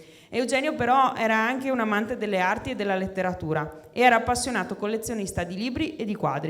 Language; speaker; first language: Italian; native; Italian